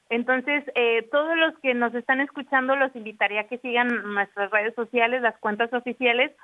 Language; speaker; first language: Spanish; native; Spanish